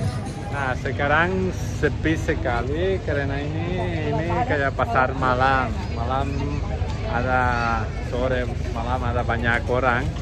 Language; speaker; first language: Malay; non-native, fluent; Catalan